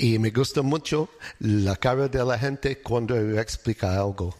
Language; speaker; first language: Spanish; non-native, learner; English